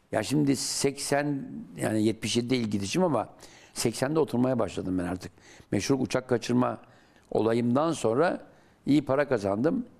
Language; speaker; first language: Turkish; native; Turkish